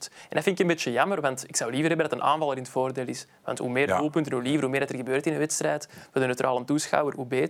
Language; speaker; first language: Dutch; native; Dutch